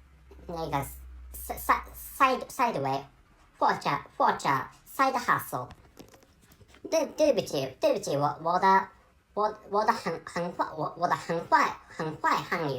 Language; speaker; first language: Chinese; non-native, learner; Japanese